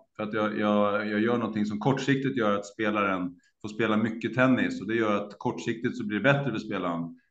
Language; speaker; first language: Swedish; native; Swedish